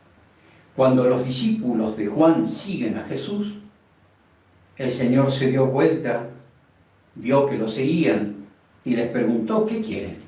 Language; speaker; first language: Spanish; native; Spanish